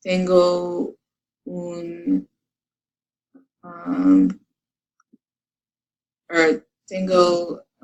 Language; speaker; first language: Spanish; non-native, learner; English